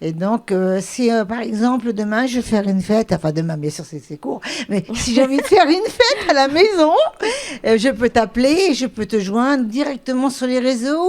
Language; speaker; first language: French; native; French